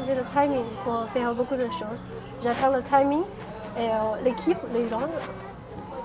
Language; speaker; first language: French; non-native, fluent; Chinese